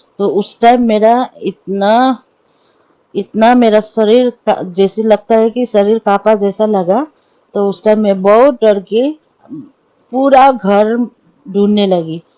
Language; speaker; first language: Hindi; non-native, local second language; Nepali